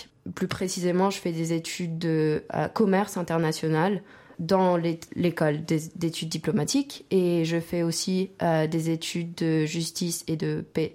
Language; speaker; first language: French; non-native, fluent; Spanish